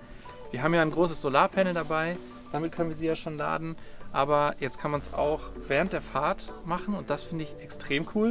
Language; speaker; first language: German; native; German